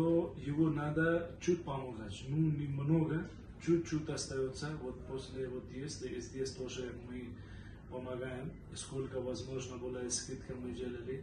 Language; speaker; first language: Russian; non-native, learner; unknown